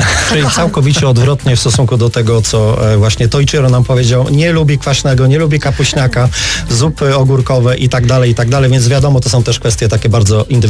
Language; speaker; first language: Polish; native; Polish